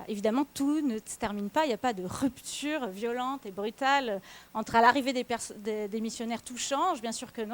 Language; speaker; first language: French; native; French